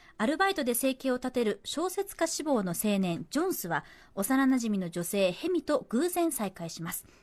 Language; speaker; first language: Japanese; native; Japanese